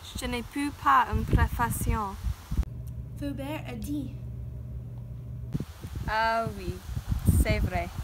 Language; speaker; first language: French; non-native, learner; English